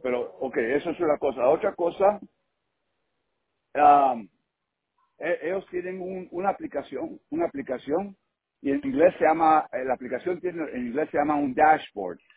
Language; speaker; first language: Spanish; early bilingual, heritage; Spanish